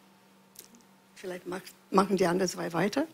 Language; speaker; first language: German; non-native, fluent; English